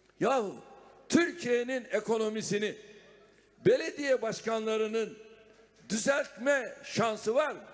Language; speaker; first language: Turkish; native; Turkish